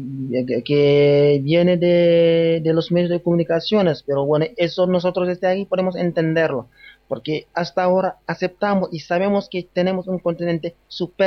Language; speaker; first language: Spanish; non-native, fluent; Wolof